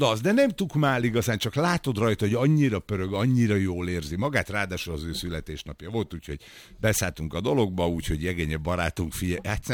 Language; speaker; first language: Hungarian; native; Hungarian